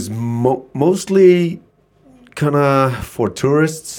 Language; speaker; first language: English; non-native, fluent; Icelandic